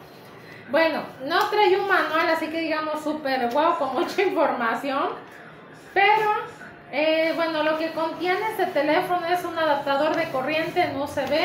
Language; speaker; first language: Spanish; native; Spanish